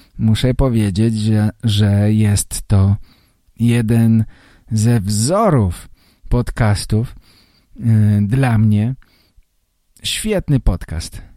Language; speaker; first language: Polish; native; Polish